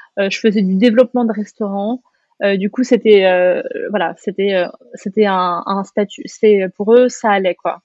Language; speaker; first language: French; native; French